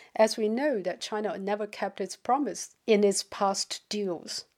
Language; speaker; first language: English; non-native, fluent; Chinese